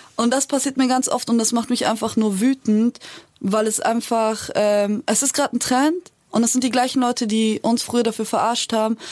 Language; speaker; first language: German; early bilingual, other home language; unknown